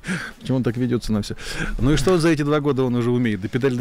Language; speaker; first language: Russian; native; Russian